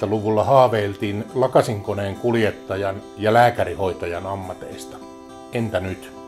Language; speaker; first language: Finnish; native; Finnish